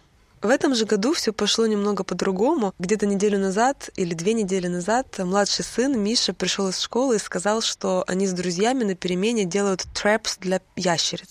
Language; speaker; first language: Russian; native; Russian